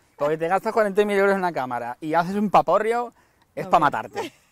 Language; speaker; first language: Spanish; native; Spanish